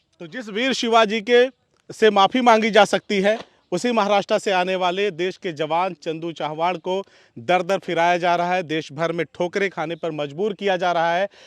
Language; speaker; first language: Hindi; native; Hindi